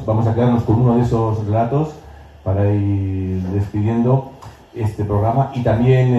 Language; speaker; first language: Spanish; native; Spanish